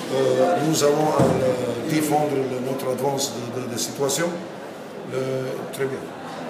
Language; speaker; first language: French; non-native, learner; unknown